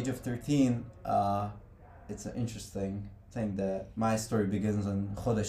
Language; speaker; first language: English; non-native, fluent; Hungarian